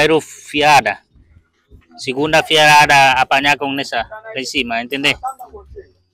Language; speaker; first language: Portuguese; non-native, learner; Vietnamese